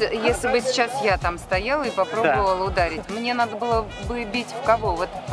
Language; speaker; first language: Russian; native; Russian